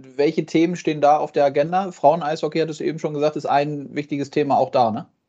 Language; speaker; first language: German; native; German